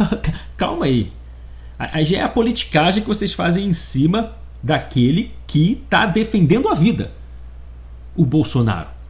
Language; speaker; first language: Portuguese; native; Portuguese